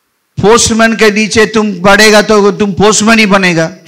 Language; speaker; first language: Hindi; non-native, local second language; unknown